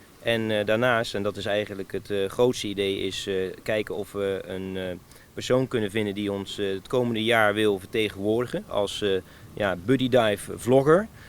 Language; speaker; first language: Dutch; native; Dutch